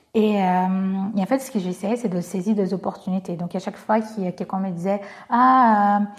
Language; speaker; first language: French; non-native, fluent; Portuguese